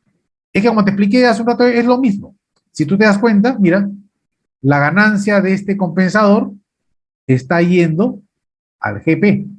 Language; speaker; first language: Spanish; native; Spanish